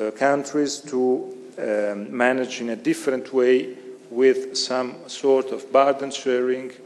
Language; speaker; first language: English; non-native, fluent; Italian